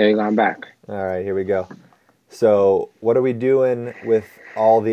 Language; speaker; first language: English; native; English